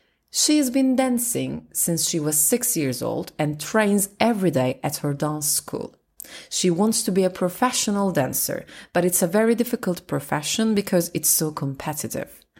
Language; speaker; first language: English; non-native, fluent; Turkish